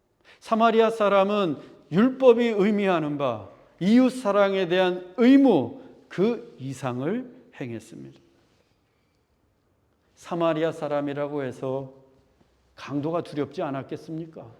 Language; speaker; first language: Korean; native; Korean